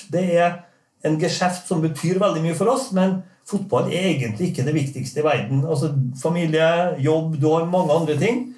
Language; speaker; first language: Norwegian; native; Norwegian